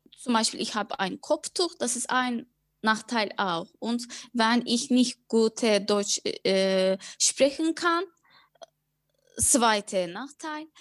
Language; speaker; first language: German; non-native, learner; Turkish